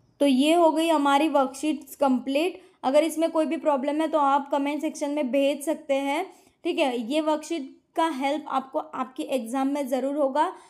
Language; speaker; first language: Hindi; non-native, local second language; Marathi